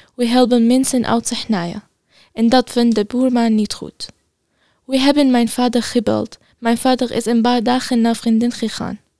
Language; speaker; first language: Dutch; non-native, learner; Arabic